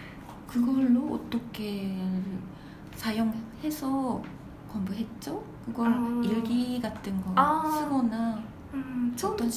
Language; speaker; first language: Korean; non-native, fluent; Japanese